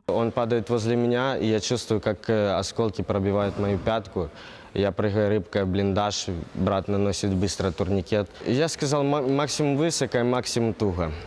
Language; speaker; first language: Ukrainian; native; Ukrainian